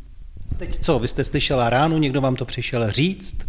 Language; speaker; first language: Czech; native; Czech